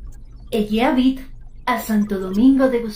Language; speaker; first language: French; non-native, learner; Spanish